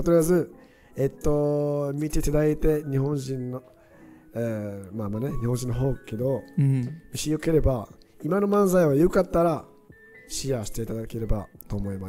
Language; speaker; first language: Japanese; non-native, fluent; Arabic